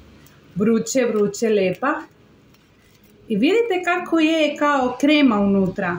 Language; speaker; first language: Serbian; non-native, learner; Spanish